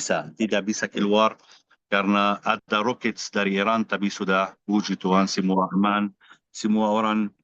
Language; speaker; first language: Indonesian; non-native, fluent; Arabic